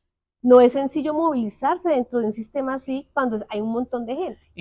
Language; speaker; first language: Spanish; native; Spanish